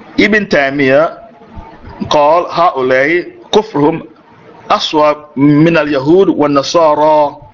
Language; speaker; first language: Arabic; non-native, fluent; English